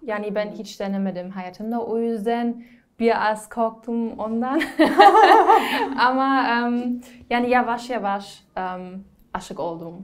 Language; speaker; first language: Turkish; non-native, learner; German